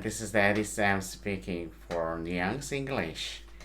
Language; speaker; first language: English; non-native, fluent; Korean